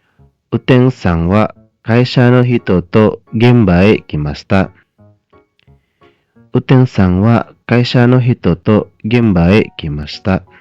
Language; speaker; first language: Japanese; non-native, fluent; Indonesian